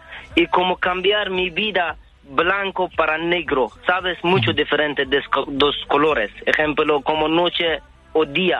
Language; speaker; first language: Spanish; non-native, learner; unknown